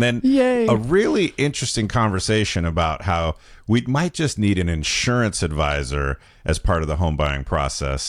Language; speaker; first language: English; native; English